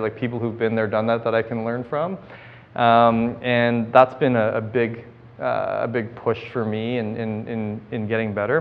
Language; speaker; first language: English; native; English